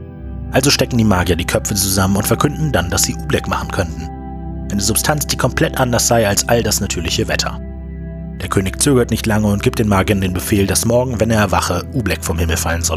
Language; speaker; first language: German; native; German